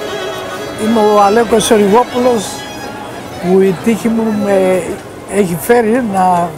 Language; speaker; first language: Greek; native; Greek